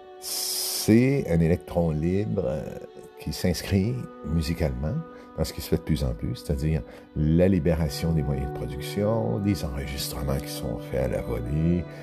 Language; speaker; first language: French; native; French